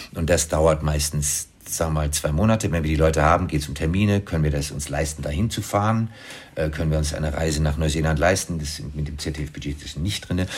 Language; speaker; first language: German; native; German